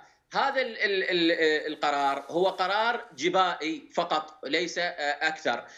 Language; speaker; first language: Arabic; native; Arabic